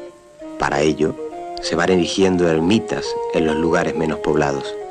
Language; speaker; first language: Spanish; native; Spanish